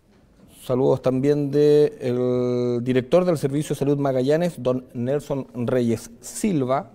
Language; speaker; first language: Spanish; native; Spanish